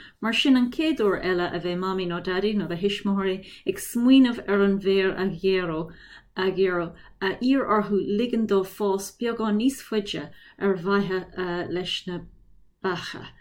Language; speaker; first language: Irish; non-native, local second language; English